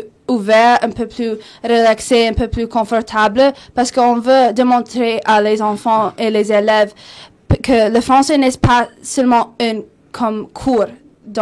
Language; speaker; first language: French; non-native, local second language; English